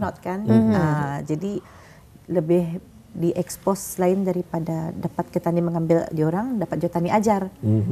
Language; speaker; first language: Malay; native; Malay